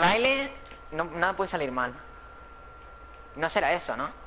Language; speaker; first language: Spanish; native; Spanish